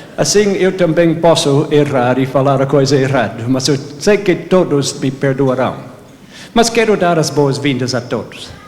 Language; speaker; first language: Portuguese; non-native, fluent; English